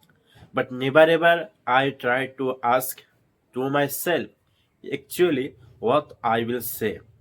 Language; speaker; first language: English; non-native, learner; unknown